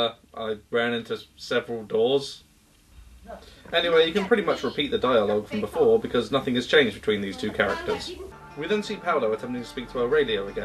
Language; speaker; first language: English; native; English